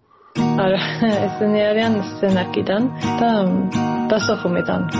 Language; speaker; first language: Georgian; early bilingual, heritage; Georgian